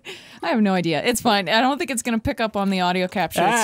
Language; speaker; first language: English; native; English